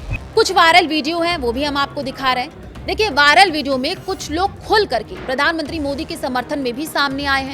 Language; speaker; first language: Hindi; native; Hindi